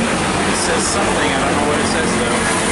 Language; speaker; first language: English; native; English